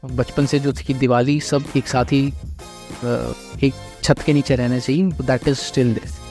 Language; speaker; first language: Hindi; non-native, local second language; Marathi